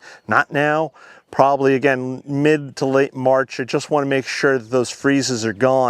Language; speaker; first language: English; native; English